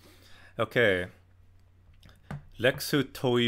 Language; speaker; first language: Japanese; non-native, fluent; English